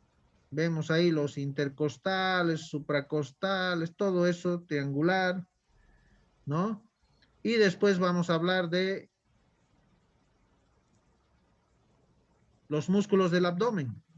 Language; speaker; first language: Spanish; native; Spanish